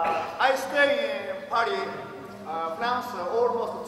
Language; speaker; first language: English; non-native, learner; Japanese